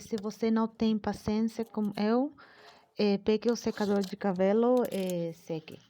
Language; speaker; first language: Portuguese; non-native, learner; Spanish